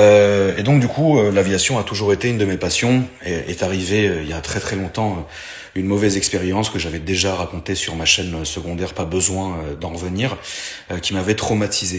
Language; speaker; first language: French; native; French